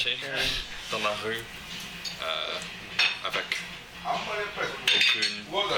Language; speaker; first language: French; non-native, learner; English